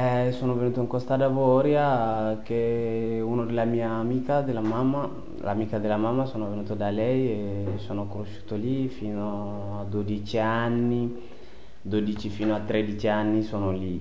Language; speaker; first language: Italian; non-native, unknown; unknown